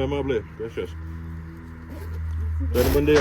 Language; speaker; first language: Spanish; non-native, learner; English